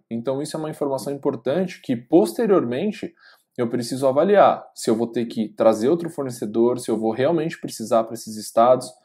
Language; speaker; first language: Portuguese; native; Portuguese